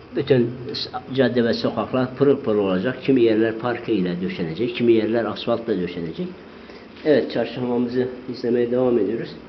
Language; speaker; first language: Turkish; non-native, local second language; Zaza